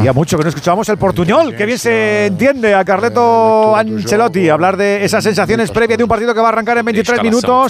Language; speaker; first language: Portuguese; non-native, learner; Spanish